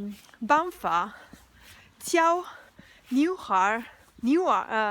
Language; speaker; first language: Chinese; non-native, learner; Spanish